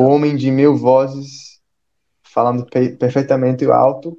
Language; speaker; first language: Portuguese; non-native, fluent; English